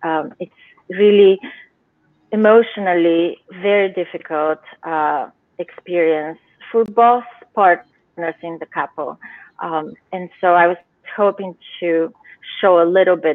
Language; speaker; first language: English; non-native, fluent; Bulgarian